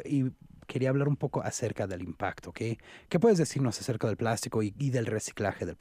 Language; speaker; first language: Spanish; native; Spanish